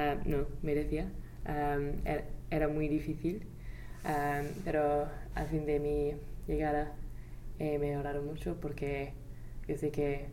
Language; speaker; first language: Spanish; non-native, fluent; English